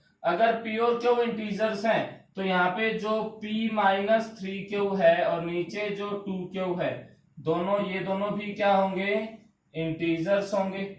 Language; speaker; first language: Hindi; native; Hindi